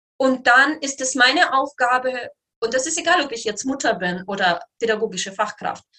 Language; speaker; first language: German; native; German